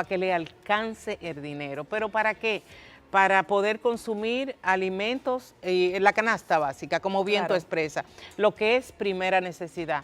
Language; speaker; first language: Spanish; native; Spanish